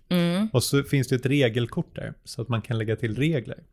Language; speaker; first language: Swedish; early bilingual, other home language; Persian